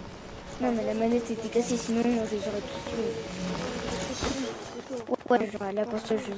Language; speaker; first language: French; native; French